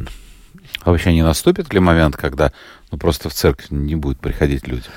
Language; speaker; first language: Russian; native; Russian